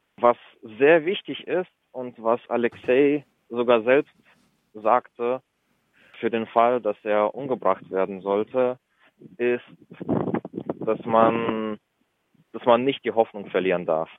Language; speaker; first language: German; early bilingual, other home language; Russian